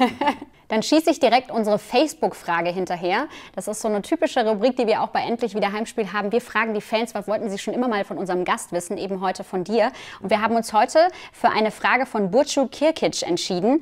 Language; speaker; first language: German; native; German